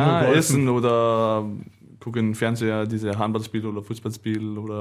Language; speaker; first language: German; non-native, learner; Danish